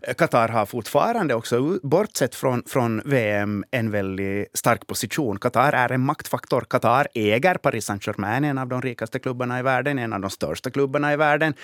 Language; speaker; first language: Swedish; native; Swedish